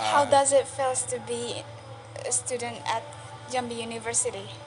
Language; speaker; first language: English; non-native, local second language; Indonesian